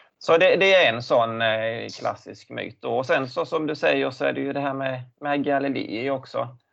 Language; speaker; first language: Swedish; native; Swedish